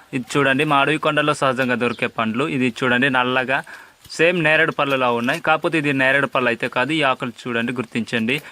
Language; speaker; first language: Telugu; non-native, local second language; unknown